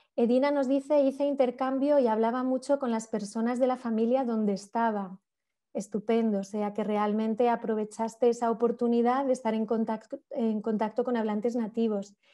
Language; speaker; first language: Spanish; native; Spanish